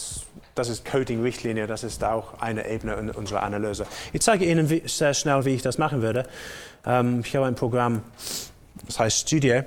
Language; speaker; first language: German; non-native, fluent; English